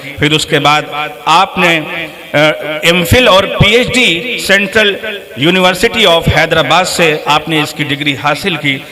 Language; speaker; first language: Urdu; native; Urdu